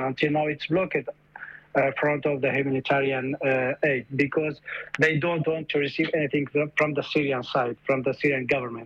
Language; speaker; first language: English; non-native, fluent; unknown